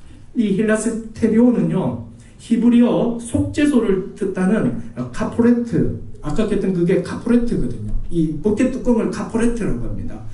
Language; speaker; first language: Korean; native; Korean